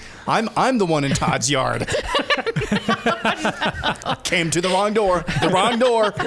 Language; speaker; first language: English; native; English